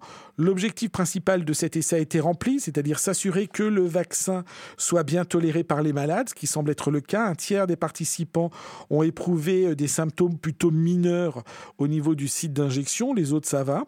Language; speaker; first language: French; native; French